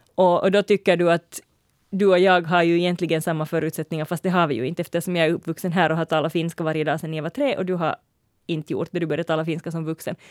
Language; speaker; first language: Swedish; native; Swedish